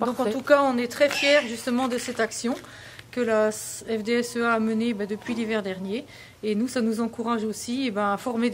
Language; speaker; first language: French; native; French